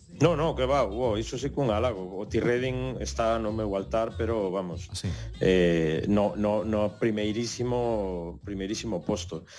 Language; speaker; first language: Galician; native; Galician